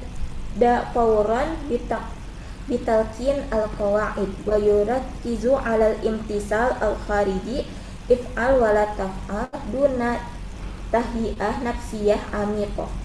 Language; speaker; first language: Arabic; non-native, learner; Indonesian